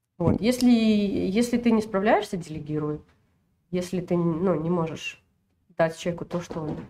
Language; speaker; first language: Russian; native; Russian